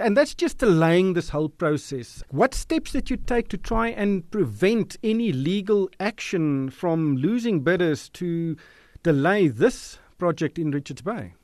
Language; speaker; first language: English; non-native, local second language; Afrikaans